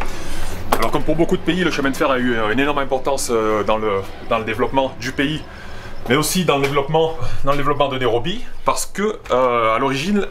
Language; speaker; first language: French; native; French